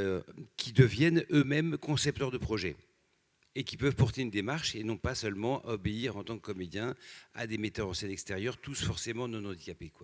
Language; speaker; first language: French; native; French